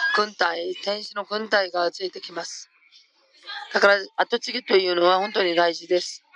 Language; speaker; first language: Japanese; non-native, fluent; Korean